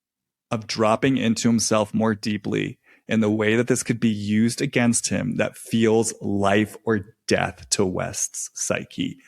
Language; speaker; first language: English; native; English